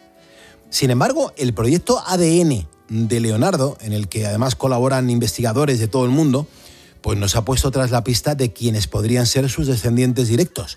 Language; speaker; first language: Spanish; native; Spanish